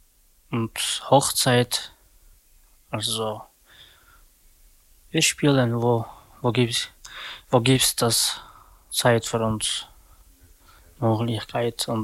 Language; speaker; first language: German; non-native, learner; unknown